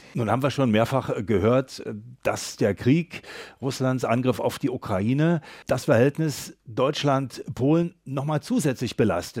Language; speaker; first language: German; native; German